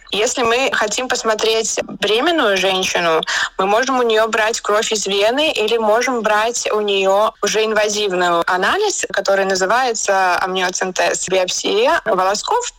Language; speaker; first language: Russian; native; Russian